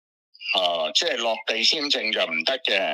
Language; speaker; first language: Cantonese; native; Cantonese